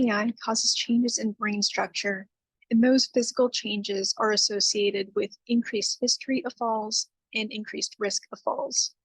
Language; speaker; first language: English; native; English